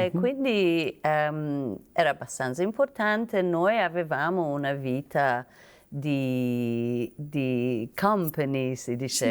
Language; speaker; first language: Italian; non-native, fluent; Persian